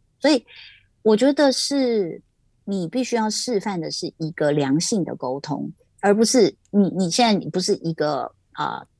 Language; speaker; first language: Chinese; native; Chinese